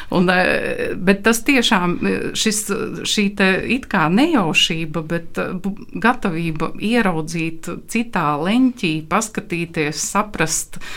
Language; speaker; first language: Latvian; native; Latvian